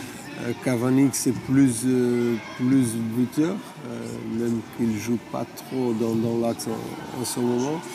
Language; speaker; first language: French; non-native, fluent; Portuguese